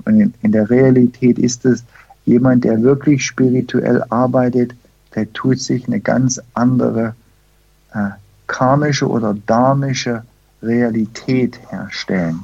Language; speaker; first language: German; early bilingual, heritage; German